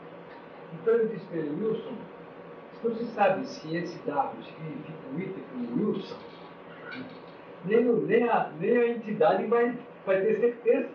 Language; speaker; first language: Portuguese; native; Portuguese